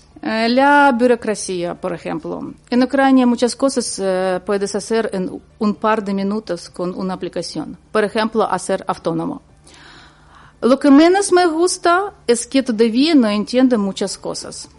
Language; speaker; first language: Spanish; non-native, learner; Ukrainian